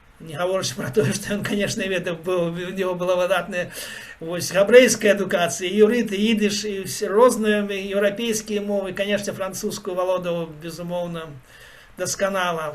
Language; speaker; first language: Belarusian; native; Belarusian